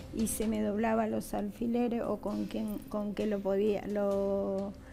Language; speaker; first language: Spanish; native; Spanish